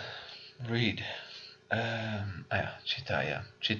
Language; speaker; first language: Polish; non-native, learner; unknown